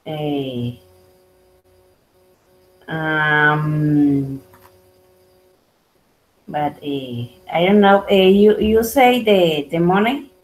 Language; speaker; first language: English; non-native, learner; Spanish